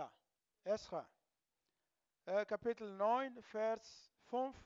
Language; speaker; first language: German; non-native, learner; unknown